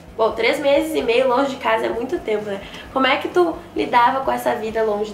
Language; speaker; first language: Portuguese; native; Portuguese